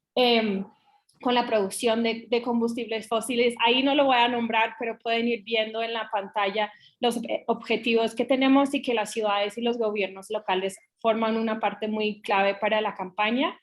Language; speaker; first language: Spanish; non-native, fluent; English